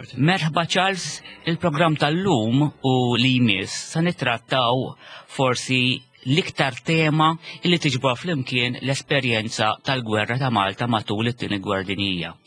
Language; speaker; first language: Maltese; native; Maltese